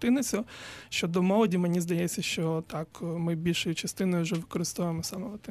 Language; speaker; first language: Ukrainian; non-native, local second language; Crimean Tatar